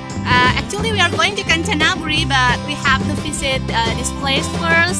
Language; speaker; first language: English; non-native, local second language; Indonesian